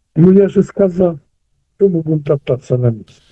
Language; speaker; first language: Russian; native; Russian